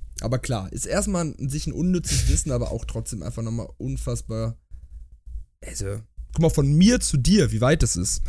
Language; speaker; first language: German; native; German